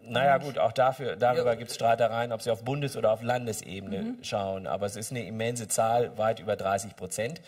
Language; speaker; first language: German; native; German